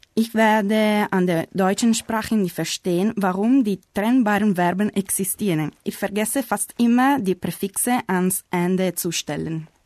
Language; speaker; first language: German; non-native, fluent; Italian